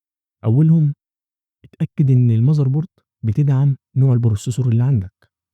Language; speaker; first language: Arabic; native; Arabic